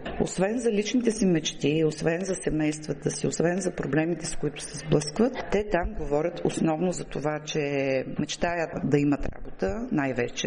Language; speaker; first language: Bulgarian; native; Bulgarian